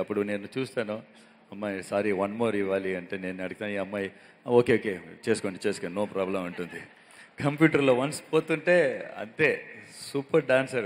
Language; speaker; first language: Telugu; non-native, local second language; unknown